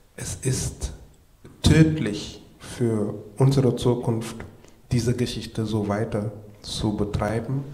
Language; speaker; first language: German; non-native, fluent; Wolof